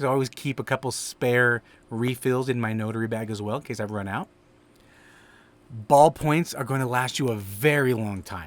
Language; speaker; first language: English; native; English